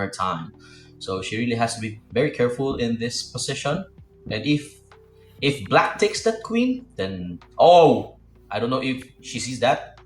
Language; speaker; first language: English; non-native, local second language; Filipino